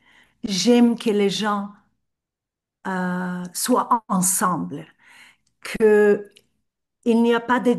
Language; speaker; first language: French; non-native, fluent; Turkish